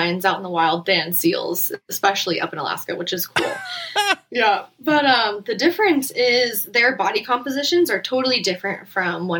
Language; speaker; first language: English; native; English